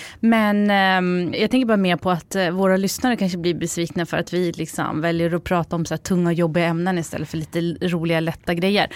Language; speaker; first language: Swedish; early bilingual, other home language; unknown